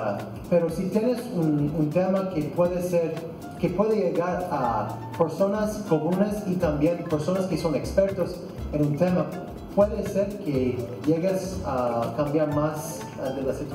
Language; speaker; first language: Spanish; non-native, fluent; English